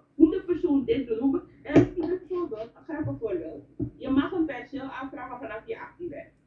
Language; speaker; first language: Dutch; native; Dutch